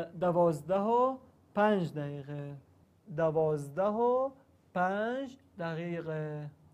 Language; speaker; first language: Persian; non-native, learner; Arabic